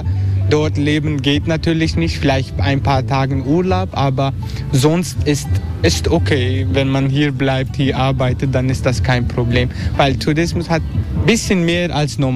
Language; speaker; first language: German; non-native, learner; Turkish